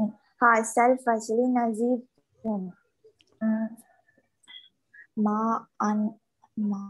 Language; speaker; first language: Arabic; non-native, learner; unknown